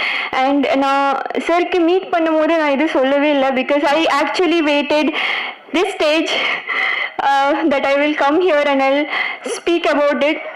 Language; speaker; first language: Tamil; non-native, learner; Bangla